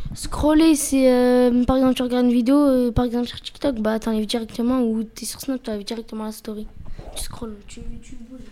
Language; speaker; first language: French; native; French